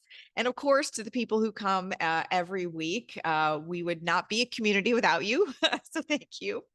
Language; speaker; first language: English; native; English